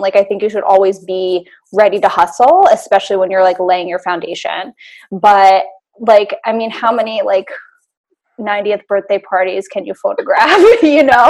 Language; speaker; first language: English; native; English